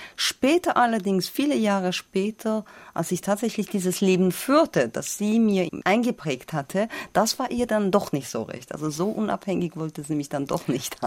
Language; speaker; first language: German; non-native, fluent; Persian